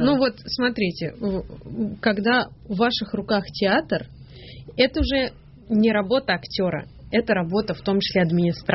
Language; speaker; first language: Russian; native; Russian